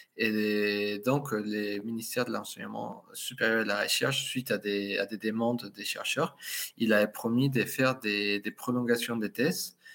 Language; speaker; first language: French; non-native, fluent; Spanish